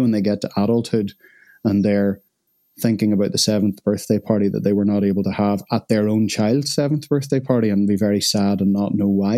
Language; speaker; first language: English; native; English